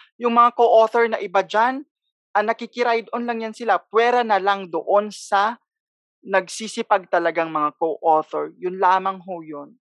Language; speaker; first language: Filipino; non-native, local second language; Cebuano